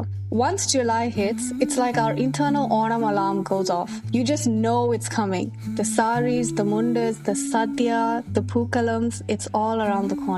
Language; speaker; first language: English; early bilingual, other home language; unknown